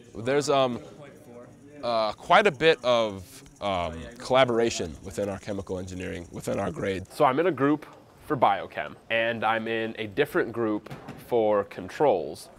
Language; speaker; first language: English; native; English